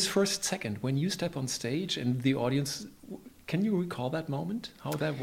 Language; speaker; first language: English; non-native, fluent; German